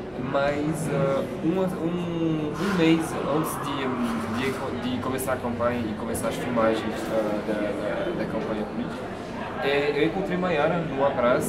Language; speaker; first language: Portuguese; non-native, fluent; French